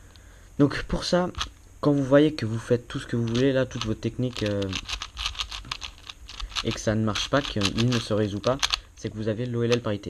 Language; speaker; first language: French; native; French